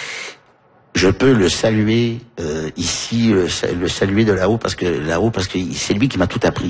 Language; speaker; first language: French; early bilingual, heritage; French